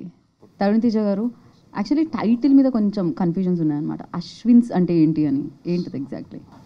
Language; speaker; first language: Telugu; native; Telugu